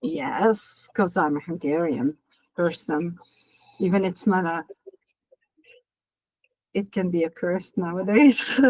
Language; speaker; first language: English; non-native, learner; Hungarian